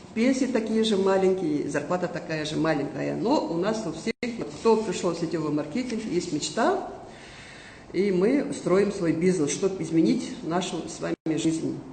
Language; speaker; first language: Russian; non-native, local second language; Kazakh